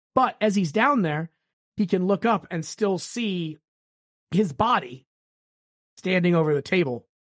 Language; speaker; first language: English; native; English